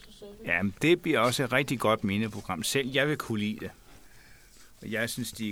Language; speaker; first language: Danish; native; Danish